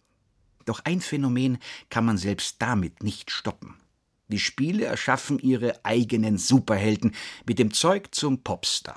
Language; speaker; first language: German; native; German